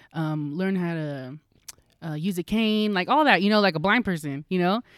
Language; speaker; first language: English; native; English